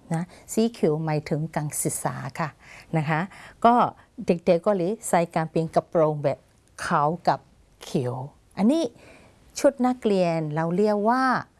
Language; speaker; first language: Thai; non-native, fluent; Burmese